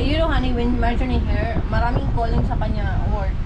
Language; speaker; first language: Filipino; native; Filipino